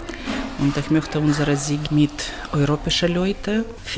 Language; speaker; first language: German; non-native, learner; Ukrainian